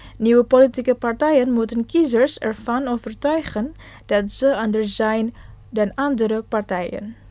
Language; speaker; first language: Dutch; non-native, fluent; Indonesian